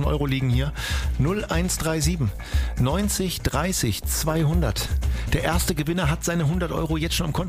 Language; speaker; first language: German; native; German